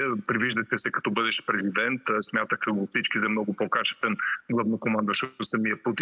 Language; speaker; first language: Bulgarian; native; Bulgarian